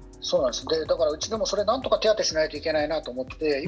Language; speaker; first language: Japanese; native; Japanese